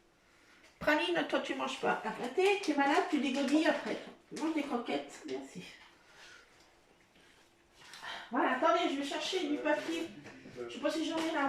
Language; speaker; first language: French; native; French